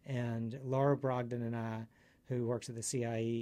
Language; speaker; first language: English; native; English